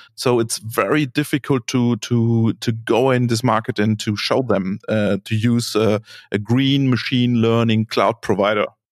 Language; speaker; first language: English; non-native, fluent; German